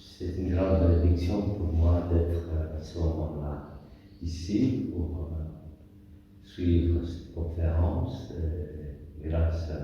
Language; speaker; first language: French; non-native, fluent; Greek